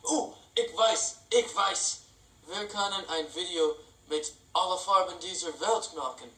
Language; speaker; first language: German; non-native, learner; English